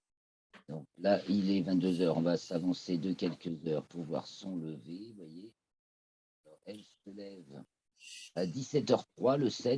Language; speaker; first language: French; native; French